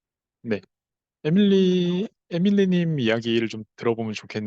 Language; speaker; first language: Korean; native; Korean